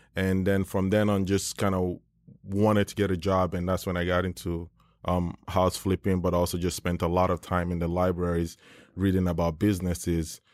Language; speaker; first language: English; non-native, local second language; Yoruba